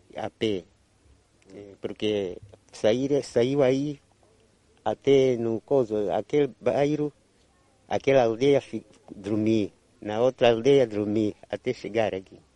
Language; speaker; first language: Portuguese; non-native, local second language; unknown